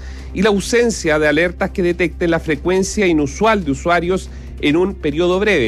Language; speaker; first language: Spanish; native; Spanish